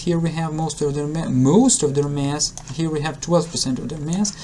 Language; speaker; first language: English; non-native, fluent; Russian